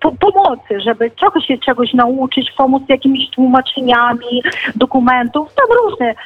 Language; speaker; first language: Polish; non-native, fluent; Ukrainian